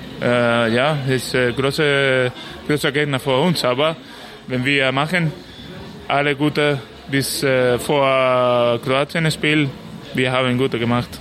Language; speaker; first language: German; non-native, learner; Spanish